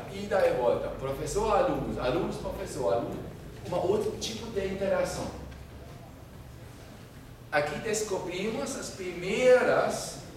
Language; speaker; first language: Portuguese; non-native, fluent; German